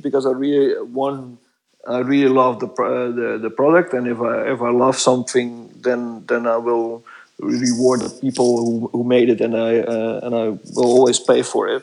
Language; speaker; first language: English; non-native, fluent; Dutch